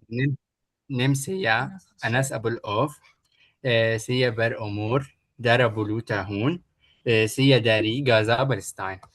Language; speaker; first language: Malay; non-native, learner; Arabic